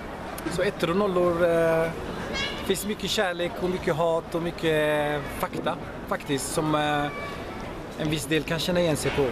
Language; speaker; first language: Swedish; early bilingual, other home language; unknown